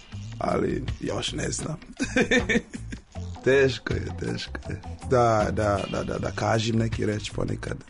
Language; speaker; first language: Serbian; non-native, learner; English